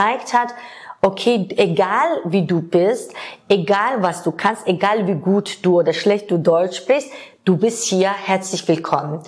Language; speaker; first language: German; non-native, fluent; Georgian